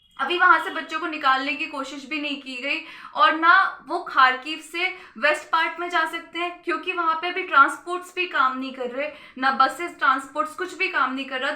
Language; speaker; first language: Hindi; native; Hindi